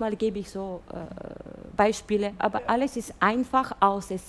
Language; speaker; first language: German; non-native, fluent; Bulgarian